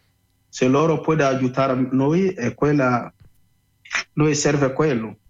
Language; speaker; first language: Italian; non-native, learner; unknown